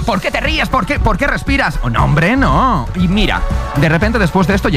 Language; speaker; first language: Spanish; native; Spanish